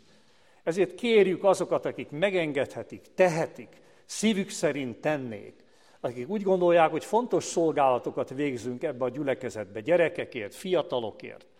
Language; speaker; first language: Hungarian; native; Hungarian